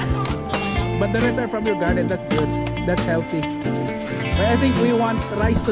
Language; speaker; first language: English; non-native, local second language; Filipino